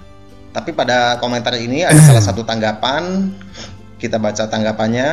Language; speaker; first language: Indonesian; native; Indonesian